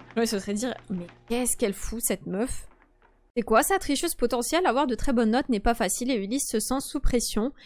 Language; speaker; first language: French; early bilingual, other home language; Polish